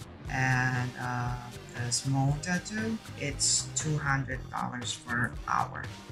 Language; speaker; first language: English; non-native, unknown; Japanese